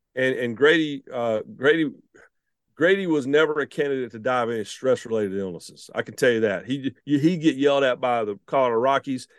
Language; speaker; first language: English; native; English